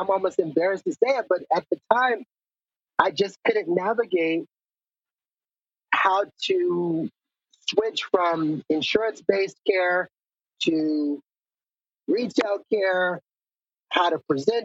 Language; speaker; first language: English; native; English